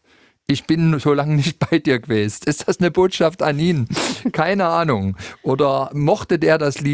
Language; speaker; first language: German; native; German